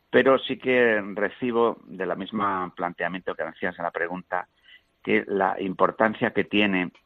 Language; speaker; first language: Spanish; native; Spanish